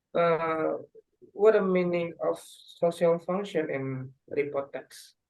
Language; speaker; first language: English; non-native, learner; Indonesian